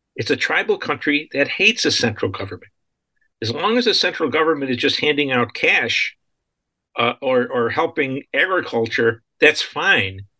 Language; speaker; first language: English; native; English